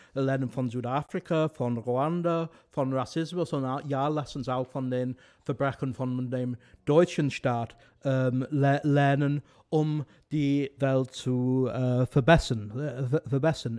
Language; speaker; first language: German; non-native, fluent; English